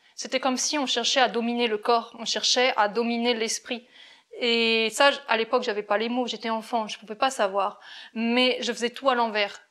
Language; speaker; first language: French; native; French